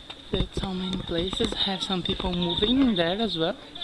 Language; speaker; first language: English; non-native, learner; Portuguese